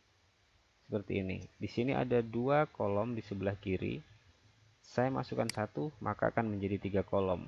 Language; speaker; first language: Indonesian; native; Indonesian